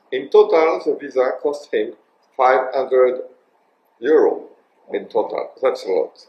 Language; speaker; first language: English; non-native, learner; French